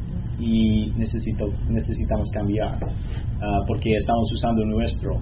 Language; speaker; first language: Spanish; non-native, learner; English